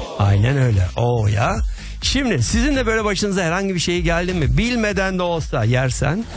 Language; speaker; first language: Turkish; native; Turkish